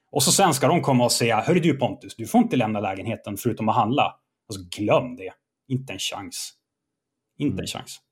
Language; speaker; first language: Swedish; native; Swedish